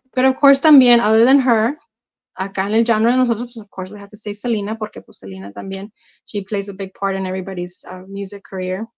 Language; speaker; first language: Spanish; native; Spanish